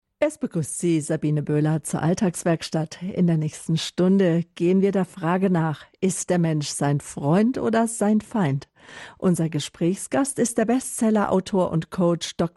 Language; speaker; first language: German; native; German